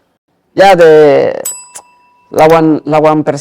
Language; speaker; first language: Indonesian; non-native, learner; Spanish